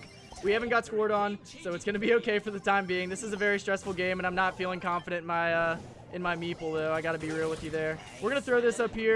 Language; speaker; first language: English; native; English